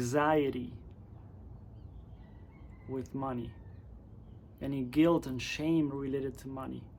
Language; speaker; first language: English; native; English